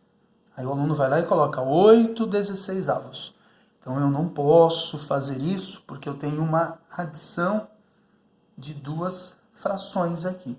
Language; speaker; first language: Portuguese; native; Portuguese